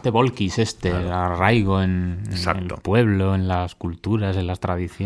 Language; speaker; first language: Spanish; native; Spanish